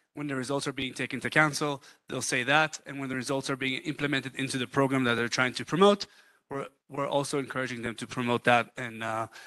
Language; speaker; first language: English; non-native, fluent; Hebrew